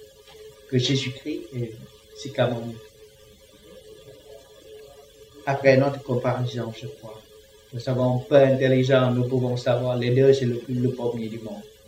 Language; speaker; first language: French; non-native, learner; Vietnamese